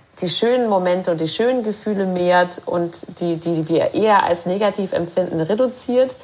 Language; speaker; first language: German; native; German